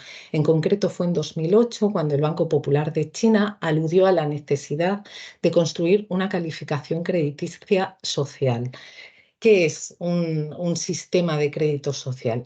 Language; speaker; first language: Spanish; native; Spanish